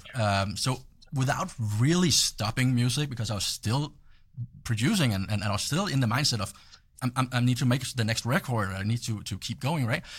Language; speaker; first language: English; non-native, fluent; Danish